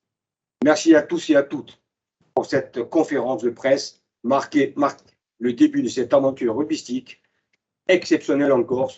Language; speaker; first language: French; native; French